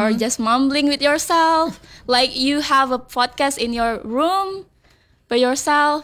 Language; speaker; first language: English; non-native, fluent; Indonesian